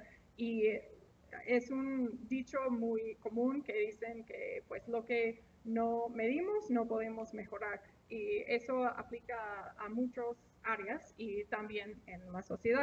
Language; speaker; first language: Spanish; non-native, fluent; English